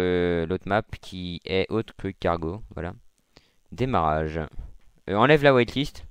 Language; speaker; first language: French; native; French